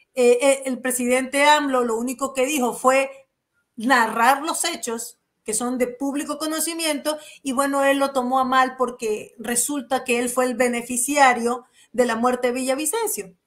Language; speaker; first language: Spanish; native; Spanish